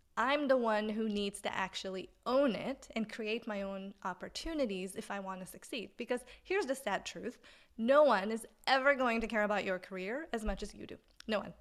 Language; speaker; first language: English; non-native, fluent; Hebrew